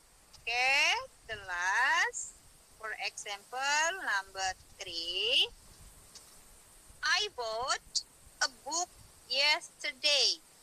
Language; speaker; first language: English; non-native, learner; Indonesian